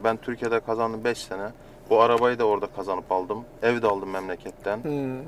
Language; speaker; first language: Turkish; non-native, fluent; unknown